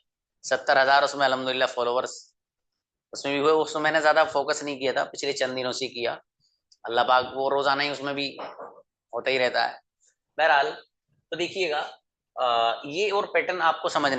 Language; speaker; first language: Hindi; native; Hindi